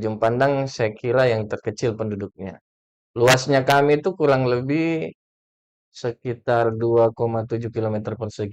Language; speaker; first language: Indonesian; native; Indonesian